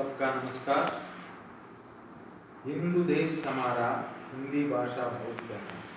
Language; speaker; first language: Hindi; non-native, local second language; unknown